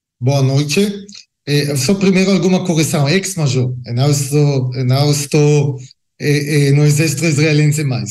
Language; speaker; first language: Portuguese; non-native, learner; Hebrew